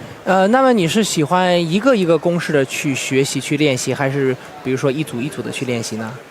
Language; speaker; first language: Chinese; native; Chinese